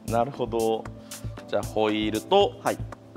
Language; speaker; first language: Japanese; native; Japanese